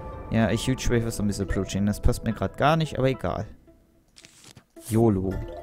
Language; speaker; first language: German; native; German